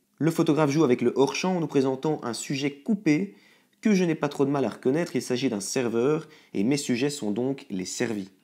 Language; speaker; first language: French; native; French